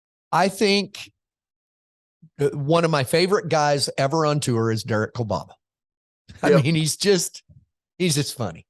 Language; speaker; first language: English; native; English